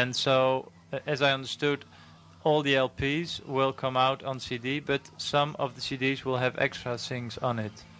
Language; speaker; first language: English; non-native, fluent; Dutch